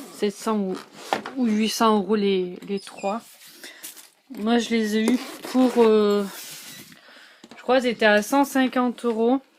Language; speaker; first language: French; native; French